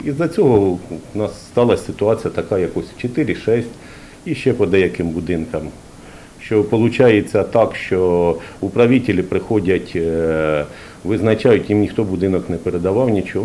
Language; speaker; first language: Ukrainian; native; Ukrainian